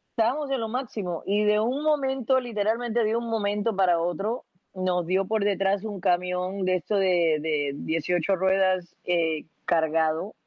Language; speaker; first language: Spanish; early bilingual, heritage; Spanish